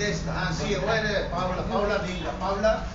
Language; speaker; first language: Spanish; non-native, learner; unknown